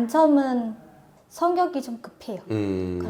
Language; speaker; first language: Korean; non-native, fluent; Vietnamese